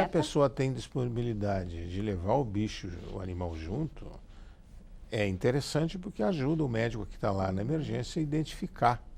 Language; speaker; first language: Portuguese; native; Portuguese